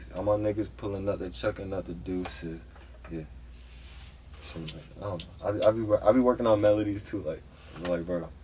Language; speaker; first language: English; native; English